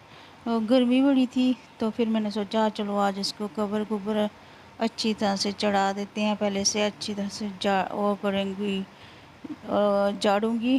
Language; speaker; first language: Hindi; non-native, local second language; Punjabi